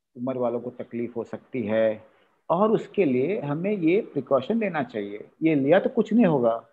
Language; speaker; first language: Hindi; non-native, local second language; Marathi